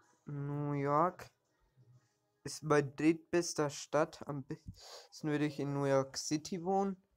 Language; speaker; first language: German; early bilingual, other home language; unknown